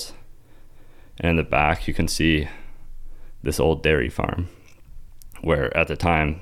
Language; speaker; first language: English; native; English